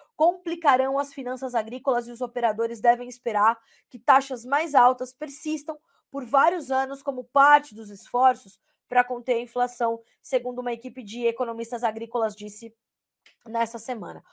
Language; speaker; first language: Portuguese; native; Portuguese